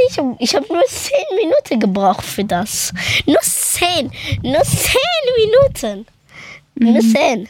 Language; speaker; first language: German; early bilingual, other home language; Persian